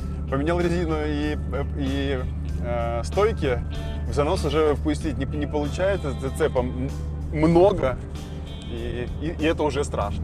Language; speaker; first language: Russian; native; Russian